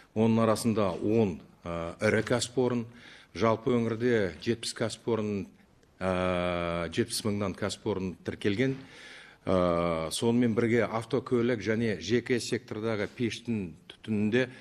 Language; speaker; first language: Kazakh; native; Kazakh